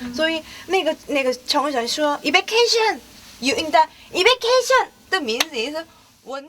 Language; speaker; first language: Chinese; non-native, learner; Korean